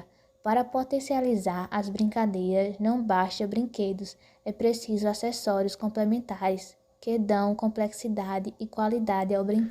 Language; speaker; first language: Portuguese; native; Portuguese